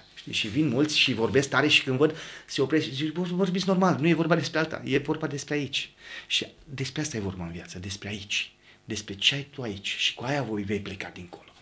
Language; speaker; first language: Romanian; native; Romanian